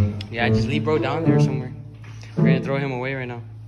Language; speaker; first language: English; early bilingual, other home language; Spanish